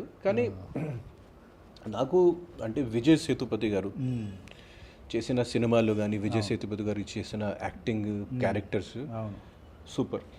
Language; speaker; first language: Telugu; non-native, fluent; Hindi